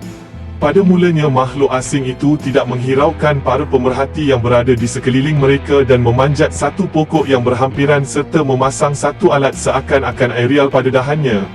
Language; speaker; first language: Malay; native; Malay